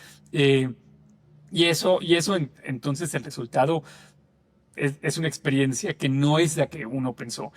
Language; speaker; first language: Spanish; native; Spanish